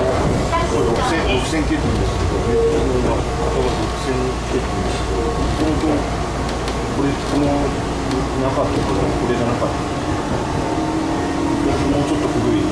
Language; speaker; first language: Japanese; native; Japanese